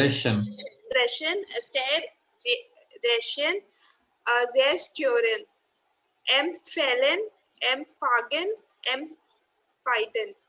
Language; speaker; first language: German; non-native, learner; Hindi